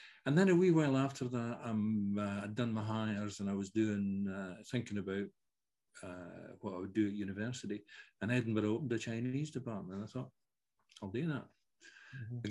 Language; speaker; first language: English; early bilingual, other home language; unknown